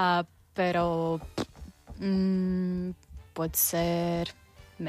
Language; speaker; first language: Catalan; non-native, learner; Russian